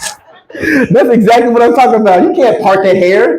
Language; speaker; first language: English; native; English